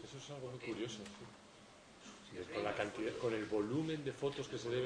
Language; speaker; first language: Spanish; native; Spanish